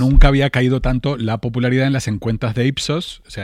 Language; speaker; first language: Spanish; native; Spanish